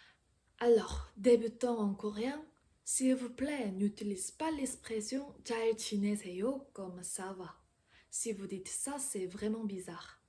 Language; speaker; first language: French; non-native, fluent; Korean